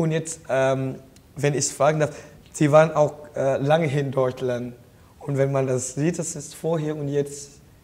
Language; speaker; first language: German; non-native, learner; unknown